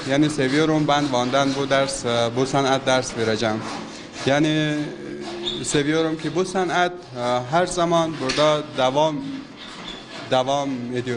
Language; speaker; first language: Turkish; non-native, learner; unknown